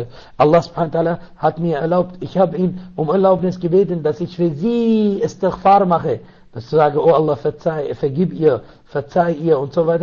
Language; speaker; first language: German; non-native, learner; Arabic